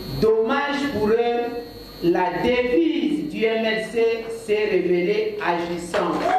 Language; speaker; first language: French; non-native, local second language; Lingala